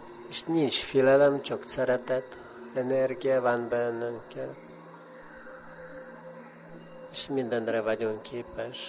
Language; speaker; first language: Hungarian; non-native, fluent; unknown